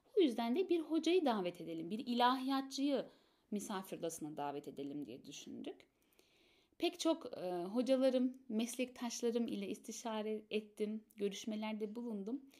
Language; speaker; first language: Turkish; early bilingual, heritage; Turkish